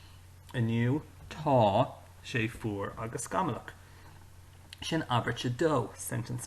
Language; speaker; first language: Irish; non-native, local second language; English